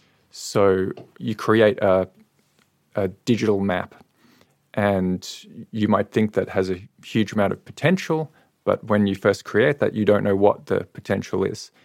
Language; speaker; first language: English; native; English